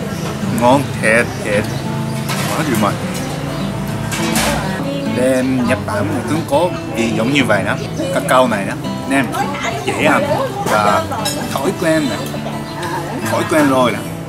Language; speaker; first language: Vietnamese; non-native, learner; Japanese